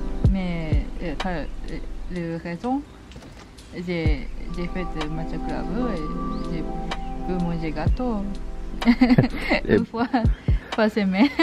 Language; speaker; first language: French; non-native, learner; Japanese